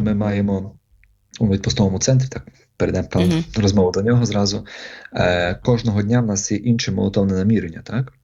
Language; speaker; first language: Ukrainian; native; Ukrainian